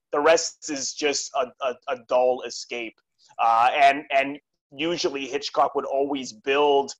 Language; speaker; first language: English; native; English